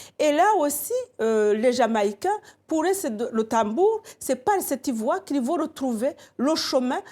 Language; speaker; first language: French; non-native, local second language; Kinyarwanda